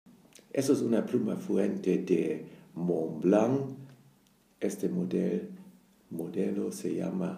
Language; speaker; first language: Spanish; non-native, fluent; German